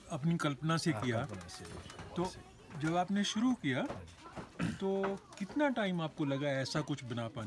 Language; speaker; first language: Hindi; native; Hindi